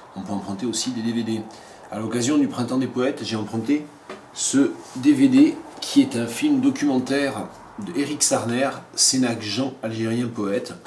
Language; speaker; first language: French; native; French